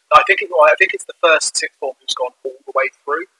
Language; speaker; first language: English; native; English